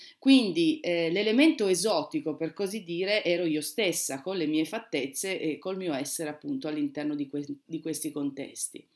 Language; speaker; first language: Italian; native; Italian